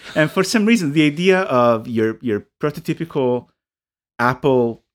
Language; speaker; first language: English; non-native, fluent; Italian